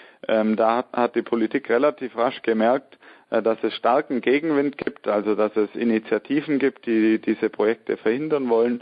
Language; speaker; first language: German; native; German